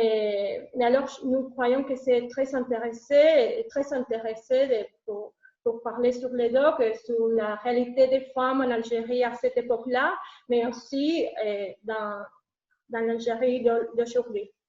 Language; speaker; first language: French; non-native, learner; Spanish